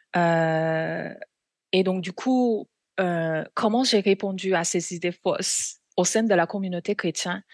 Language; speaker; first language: French; non-native, fluent; Korean